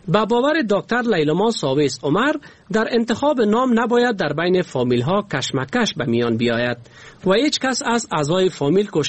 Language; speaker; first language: Persian; native; Persian